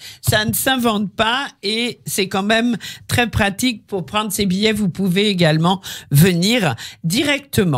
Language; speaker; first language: French; native; French